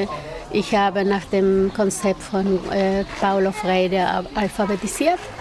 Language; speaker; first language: German; non-native, fluent; Spanish